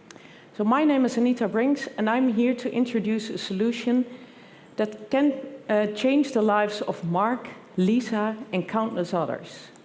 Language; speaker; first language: English; non-native, fluent; Dutch